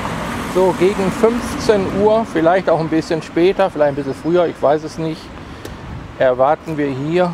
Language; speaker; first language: German; native; German